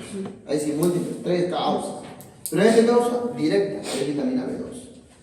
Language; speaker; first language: Spanish; native; Spanish